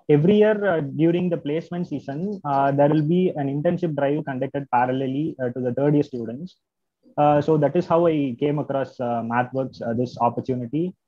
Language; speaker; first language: English; non-native, local second language; Tamil